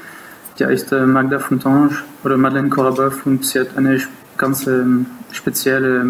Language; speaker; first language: German; non-native, local second language; French